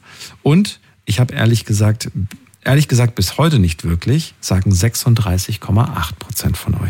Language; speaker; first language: German; native; German